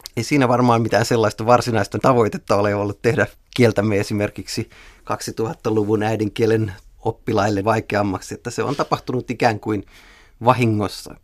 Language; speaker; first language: Finnish; native; Finnish